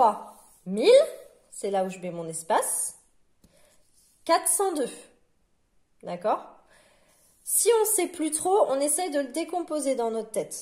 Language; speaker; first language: French; native; French